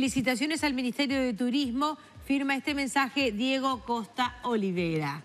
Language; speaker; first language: Spanish; native; Spanish